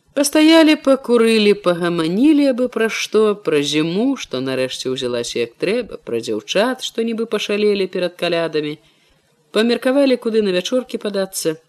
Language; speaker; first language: Belarusian; native; Belarusian